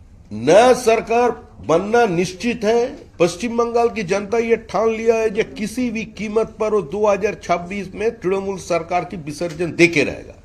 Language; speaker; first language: Hindi; non-native, local second language; Bangla